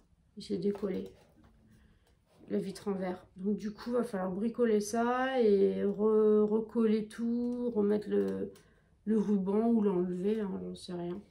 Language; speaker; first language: French; native; French